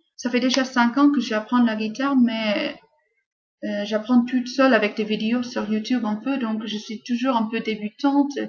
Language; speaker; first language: French; non-native, fluent; English